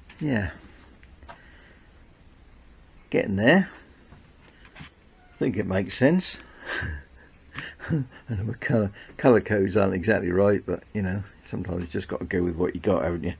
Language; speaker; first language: English; native; English